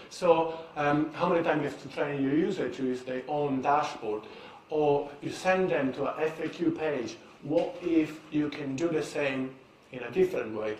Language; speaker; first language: English; non-native, fluent; Italian